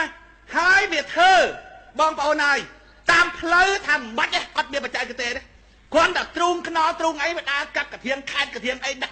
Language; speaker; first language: Khmer; native; Khmer